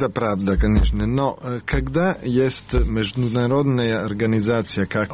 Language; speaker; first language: Russian; non-native, learner; Italian